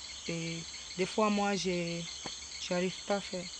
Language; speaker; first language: French; non-native, local second language; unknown